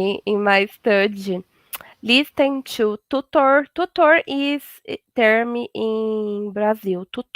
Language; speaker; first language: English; non-native, learner; Portuguese